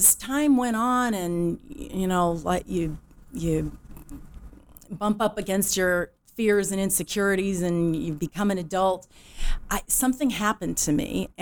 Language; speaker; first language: English; native; English